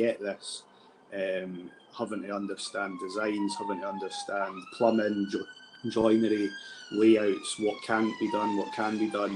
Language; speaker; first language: English; native; English